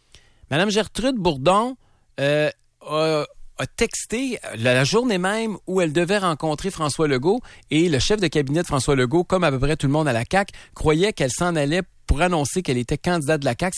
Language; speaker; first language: French; native; French